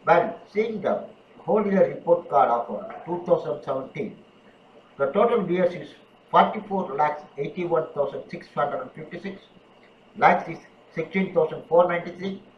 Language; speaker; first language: English; non-native, local second language; Tamil